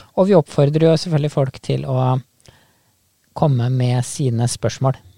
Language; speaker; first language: Norwegian; native; Norwegian